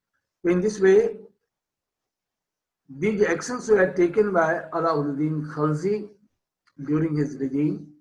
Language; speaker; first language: English; non-native, local second language; Hindi